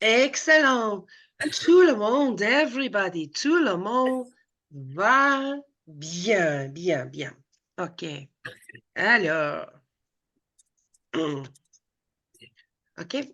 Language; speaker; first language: French; non-native, fluent; English